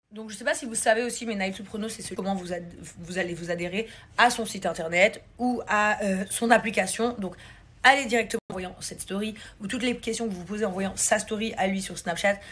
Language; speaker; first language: French; native; French